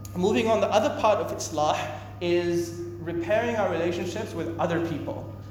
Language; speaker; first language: English; native; English